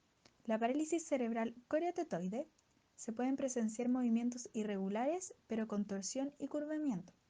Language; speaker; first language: Spanish; native; Spanish